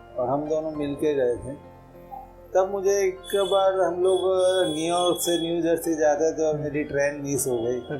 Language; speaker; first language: Hindi; non-native, local second language; Gujarati